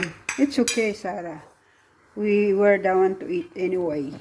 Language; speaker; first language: English; non-native, local second language; Filipino